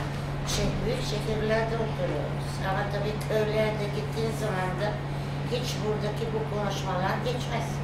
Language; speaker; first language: Turkish; non-native, fluent; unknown